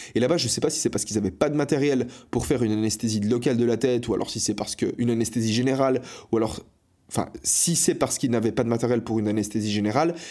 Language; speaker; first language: French; native; French